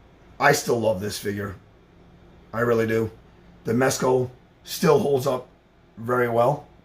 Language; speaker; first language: English; native; English